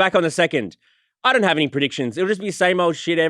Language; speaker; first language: English; native; English